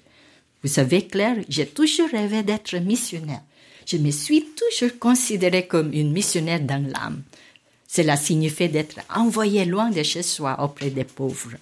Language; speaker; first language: French; non-native, fluent; Filipino